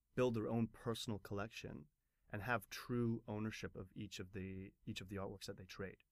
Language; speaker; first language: English; native; English